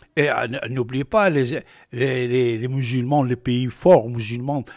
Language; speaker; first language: French; non-native, fluent; Persian